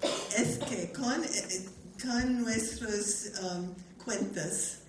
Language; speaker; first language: Spanish; non-native, learner; English